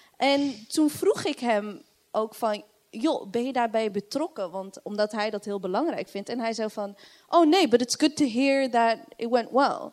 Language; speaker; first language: Dutch; native; Dutch